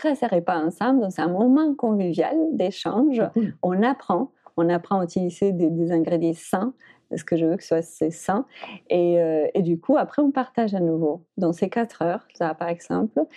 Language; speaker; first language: French; non-native, fluent; Spanish